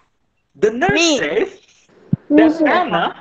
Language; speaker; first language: English; non-native, fluent; Indonesian